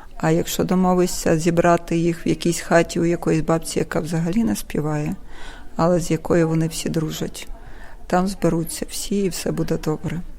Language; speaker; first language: Ukrainian; native; Ukrainian